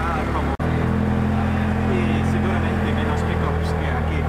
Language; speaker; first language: Spanish; non-native, learner; English